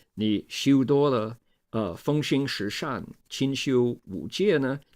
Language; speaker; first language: Chinese; non-native, fluent; English